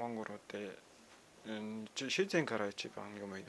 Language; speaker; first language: Japanese; non-native, learner; Mongolian